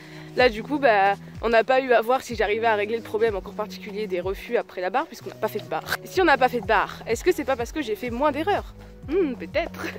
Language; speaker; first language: French; native; French